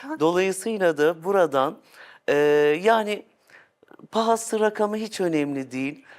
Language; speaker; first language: Turkish; native; Turkish